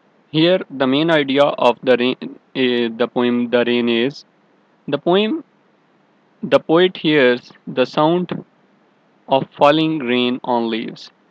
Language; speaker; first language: English; non-native, local second language; Urdu